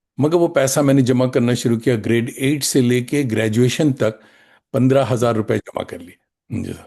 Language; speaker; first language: Hindi; non-native, local second language; Urdu